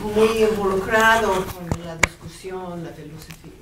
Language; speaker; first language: Spanish; non-native, fluent; English